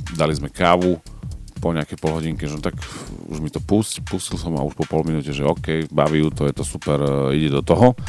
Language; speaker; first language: Slovak; native; Slovak